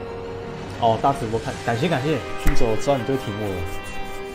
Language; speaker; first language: Chinese; native; Chinese